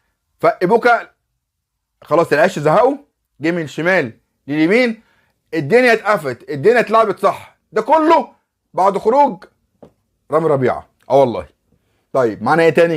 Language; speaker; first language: Arabic; native; Arabic